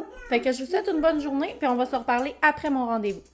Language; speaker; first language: French; native; French